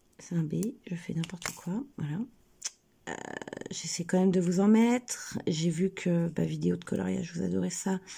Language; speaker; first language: French; native; French